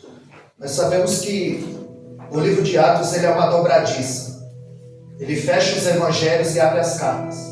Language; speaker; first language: Portuguese; native; Portuguese